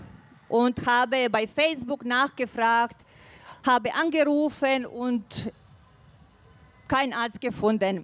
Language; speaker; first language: German; non-native, fluent; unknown